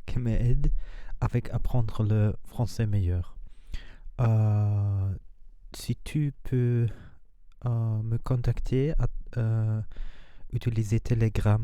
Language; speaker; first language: French; non-native, learner; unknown